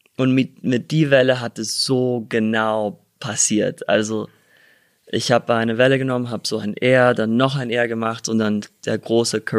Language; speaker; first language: German; early bilingual, heritage; German